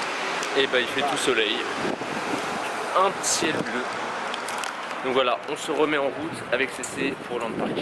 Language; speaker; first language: French; native; French